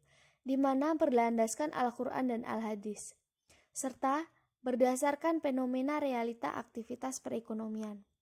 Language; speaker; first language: Indonesian; native; Indonesian